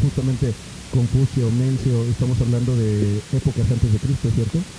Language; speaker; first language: Spanish; native; Spanish